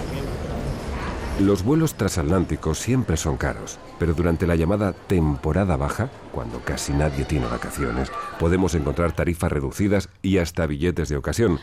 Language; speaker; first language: Spanish; native; Spanish